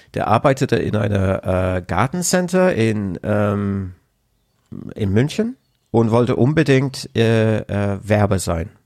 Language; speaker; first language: German; non-native, fluent; English